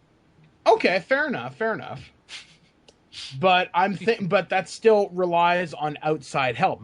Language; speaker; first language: English; native; English